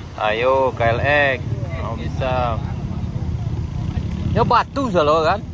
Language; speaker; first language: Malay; non-native, local second language; Minangkabau